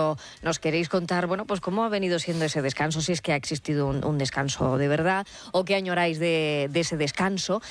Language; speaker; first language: Spanish; native; Spanish